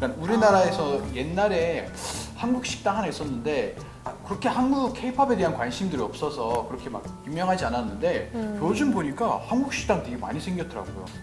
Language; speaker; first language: Korean; non-native, fluent; Azerbaijani